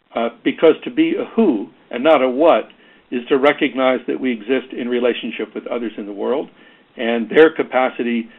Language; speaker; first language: English; native; English